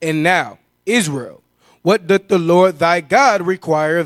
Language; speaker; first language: English; native; English